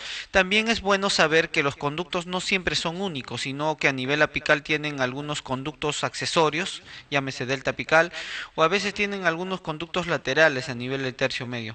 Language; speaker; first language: Spanish; native; Spanish